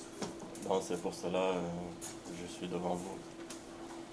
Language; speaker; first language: French; non-native, local second language; Luxembourgish